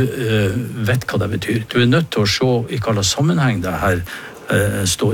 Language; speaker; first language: Norwegian; native; Norwegian